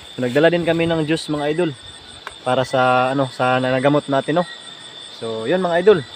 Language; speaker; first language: Filipino; non-native, local second language; Cebuano